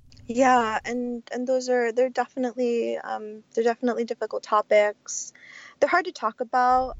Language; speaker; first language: English; early bilingual, other home language; Spanish